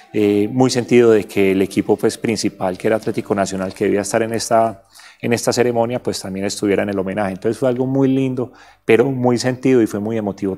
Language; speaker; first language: Spanish; native; Spanish